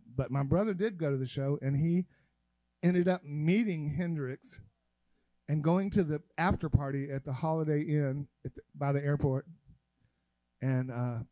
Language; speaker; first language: English; native; English